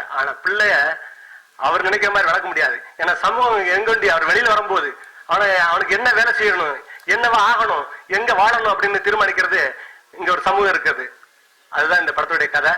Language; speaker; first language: Tamil; native; Tamil